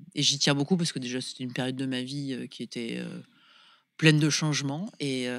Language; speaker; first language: French; native; French